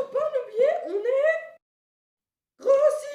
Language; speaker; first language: French; native; French